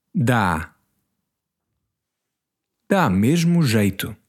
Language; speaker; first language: Portuguese; non-native, learner; English